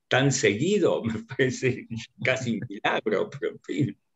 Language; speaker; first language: Spanish; early bilingual, other home language; Russian